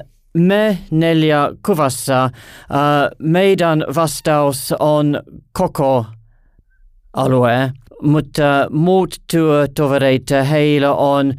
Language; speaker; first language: Finnish; non-native, learner; English